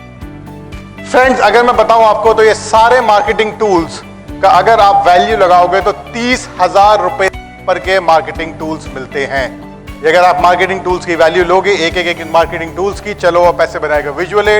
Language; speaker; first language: Hindi; native; Hindi